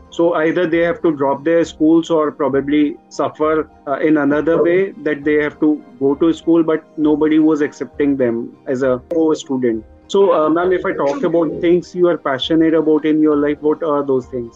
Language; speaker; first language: English; non-native, local second language; Hindi